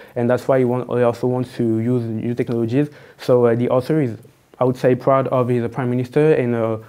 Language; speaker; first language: English; non-native, fluent; French